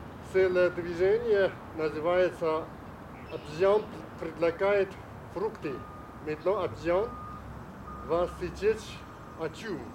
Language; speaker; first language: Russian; non-native, learner; Chinese